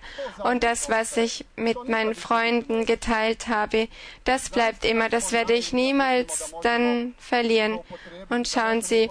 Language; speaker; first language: German; non-native, fluent; Croatian